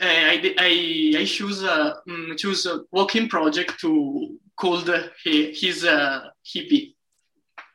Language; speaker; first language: English; non-native, learner; Italian